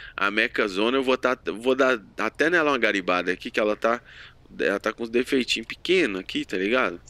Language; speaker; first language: Portuguese; native; Portuguese